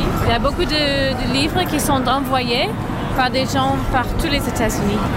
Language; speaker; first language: French; non-native, fluent; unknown